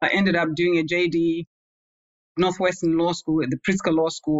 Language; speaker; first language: English; non-native, local second language; Shona